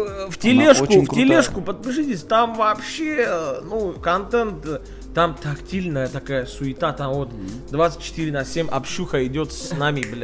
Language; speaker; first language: Russian; native; Russian